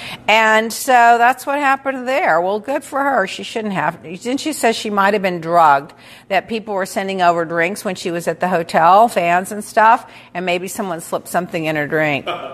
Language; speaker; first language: English; native; English